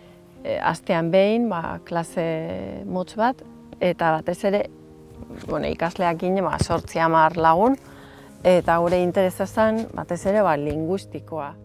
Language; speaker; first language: Basque; non-native, fluent; Finnish